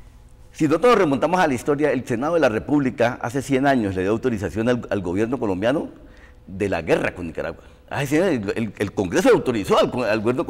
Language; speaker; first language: Spanish; native; Spanish